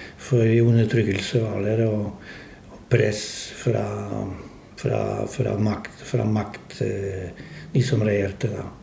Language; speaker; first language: Norwegian; non-native, fluent; Polish